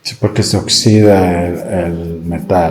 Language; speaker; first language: Spanish; early bilingual, heritage; Spanish